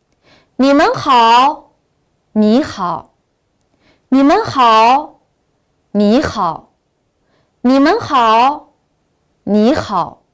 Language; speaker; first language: Chinese; non-native, local second language; Uyghur